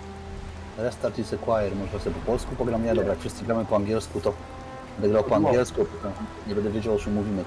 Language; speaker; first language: Polish; native; Polish